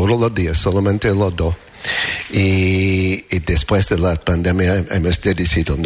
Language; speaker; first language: Spanish; non-native, learner; English